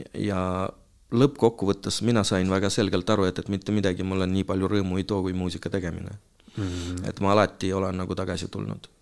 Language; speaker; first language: Estonian; non-native, local second language; Russian